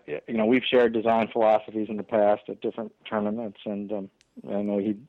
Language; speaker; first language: English; native; English